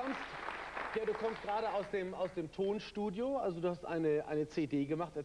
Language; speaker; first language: German; native; German